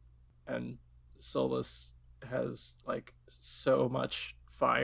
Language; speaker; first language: English; native; English